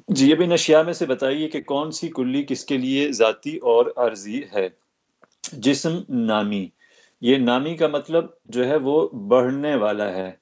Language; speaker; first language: Urdu; native; Urdu